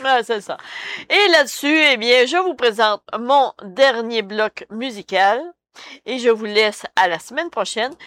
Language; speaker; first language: French; native; French